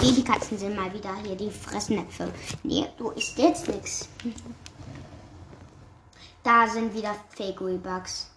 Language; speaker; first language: German; native; German